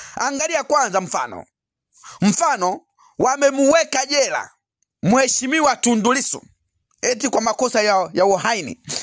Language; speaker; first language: Swahili; native; Swahili